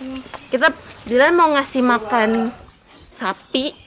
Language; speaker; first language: Indonesian; native; Indonesian